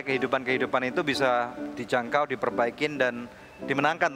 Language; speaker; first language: Indonesian; native; Indonesian